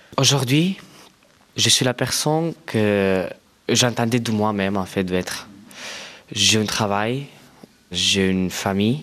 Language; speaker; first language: French; non-native, fluent; Romanian